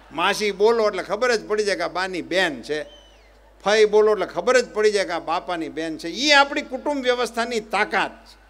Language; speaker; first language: Gujarati; native; Gujarati